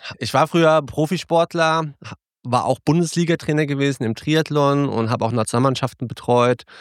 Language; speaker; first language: German; early bilingual, other home language; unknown